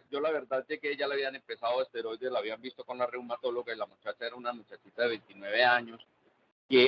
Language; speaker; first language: Spanish; native; Spanish